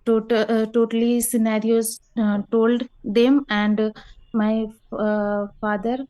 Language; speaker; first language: English; non-native, learner; Hindi